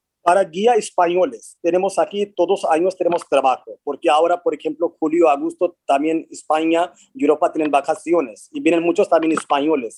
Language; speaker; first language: Spanish; non-native, fluent; Hindi